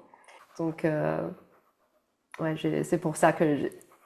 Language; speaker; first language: French; non-native, fluent; Chinese